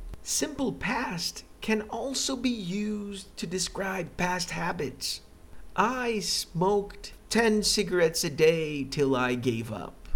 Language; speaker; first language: English; non-native, fluent; Portuguese